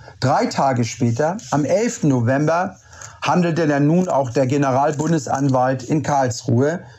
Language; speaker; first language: German; native; German